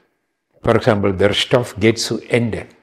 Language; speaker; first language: German; non-native, fluent; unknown